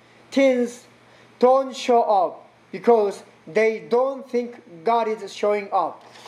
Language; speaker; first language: English; non-native, learner; Korean